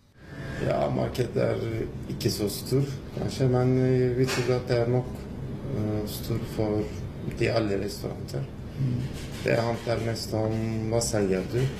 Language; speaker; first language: Norwegian; non-native, learner; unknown